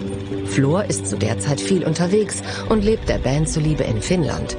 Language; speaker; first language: German; native; German